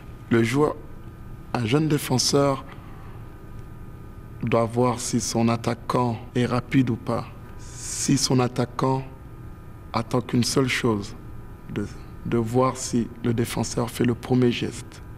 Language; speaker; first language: French; native; French